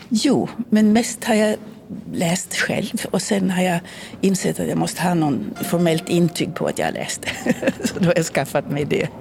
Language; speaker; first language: Swedish; early bilingual, heritage; Swedish